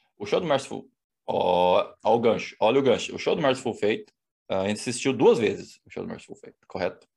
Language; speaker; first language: Portuguese; native; Portuguese